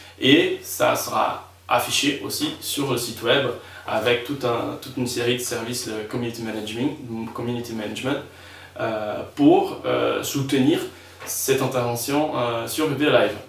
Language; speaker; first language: French; non-native, fluent; Spanish